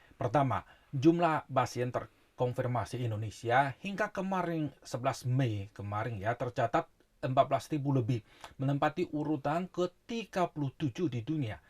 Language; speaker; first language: Indonesian; non-native, fluent; Chinese